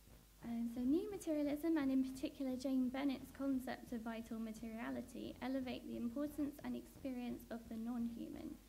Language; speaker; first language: English; native; English